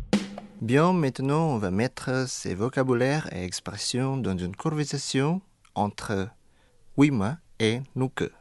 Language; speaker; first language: French; non-native, fluent; Indonesian